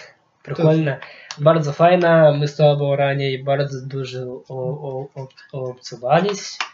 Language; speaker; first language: Polish; non-native, local second language; Lithuanian